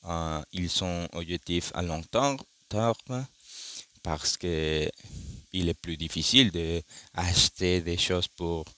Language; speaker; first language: French; non-native, learner; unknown